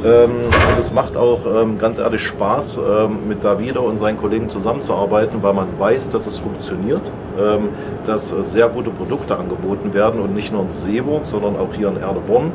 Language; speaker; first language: German; native; German